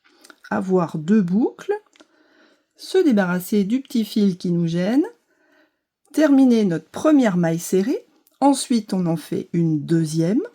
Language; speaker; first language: French; native; French